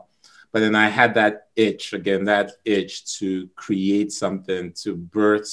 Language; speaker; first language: English; non-native, local second language; Igbo